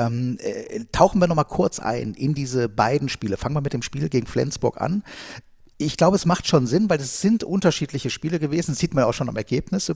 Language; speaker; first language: German; native; German